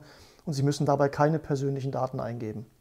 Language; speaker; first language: German; native; German